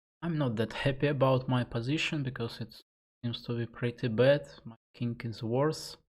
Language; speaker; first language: English; non-native, fluent; Russian